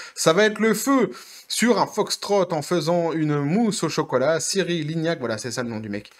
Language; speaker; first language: French; native; French